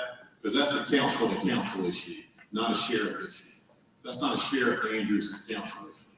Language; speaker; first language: English; native; English